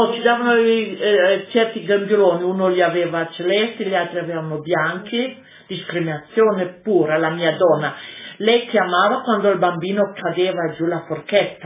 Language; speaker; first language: Italian; non-native, local second language; Slovenian